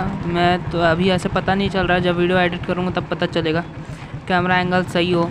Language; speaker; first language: Hindi; native; Hindi